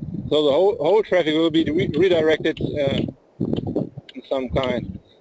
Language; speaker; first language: English; non-native, fluent; German